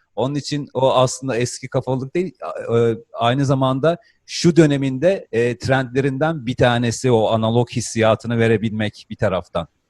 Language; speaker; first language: Turkish; native; Turkish